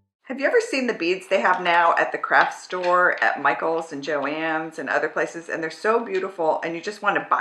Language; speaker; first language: English; native; English